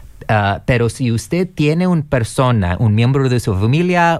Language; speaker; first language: Spanish; non-native, learner; English